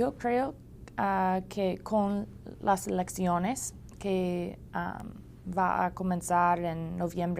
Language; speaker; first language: Spanish; non-native, learner; English